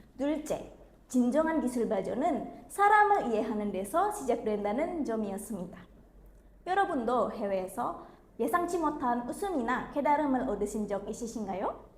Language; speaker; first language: Korean; non-native, fluent; Indonesian